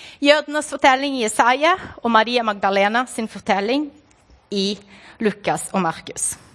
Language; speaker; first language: Norwegian; non-native, fluent; Portuguese